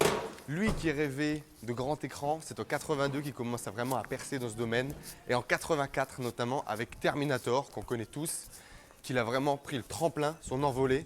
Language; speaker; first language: French; native; French